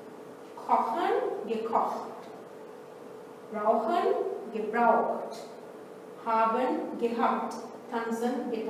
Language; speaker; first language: German; non-native, fluent; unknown